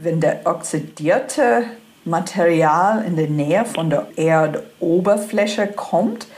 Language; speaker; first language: German; non-native, fluent; English